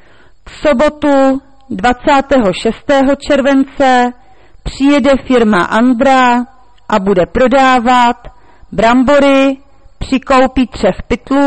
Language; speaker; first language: Czech; native; Czech